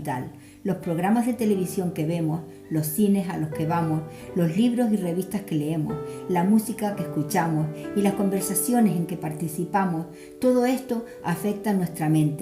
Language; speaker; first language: Spanish; native; Spanish